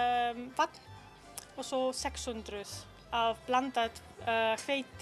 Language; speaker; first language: Icelandic; non-native, learner; Italian